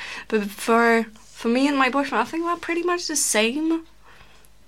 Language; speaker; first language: English; non-native, fluent; Polish